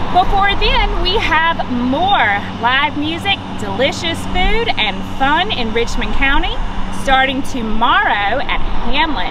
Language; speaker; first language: English; native; English